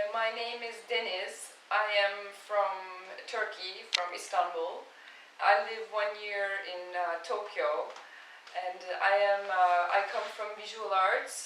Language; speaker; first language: English; non-native, fluent; Turkish